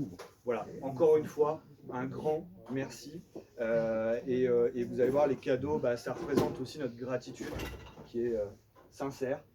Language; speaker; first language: French; native; French